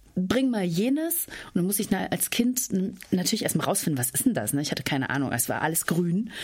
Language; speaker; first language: German; native; German